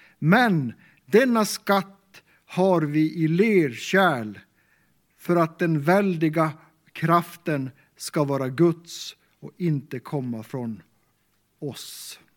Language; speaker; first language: Swedish; native; Swedish